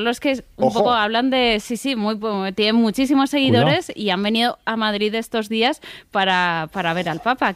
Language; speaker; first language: Spanish; native; Spanish